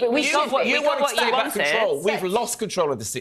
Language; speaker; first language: English; native; English